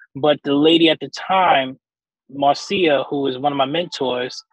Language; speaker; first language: English; native; English